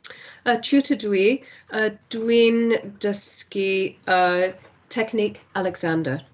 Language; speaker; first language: Welsh; non-native, learner; English